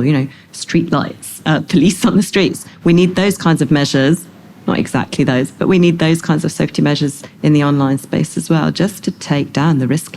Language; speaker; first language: English; native; English